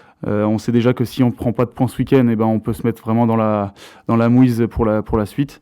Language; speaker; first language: French; native; French